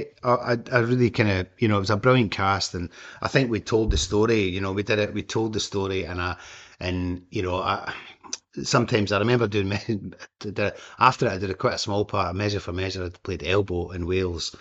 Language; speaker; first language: English; native; English